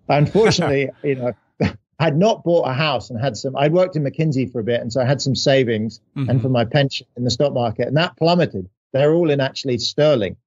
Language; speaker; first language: English; native; English